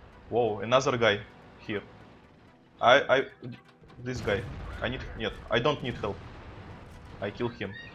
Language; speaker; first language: English; non-native, learner; Russian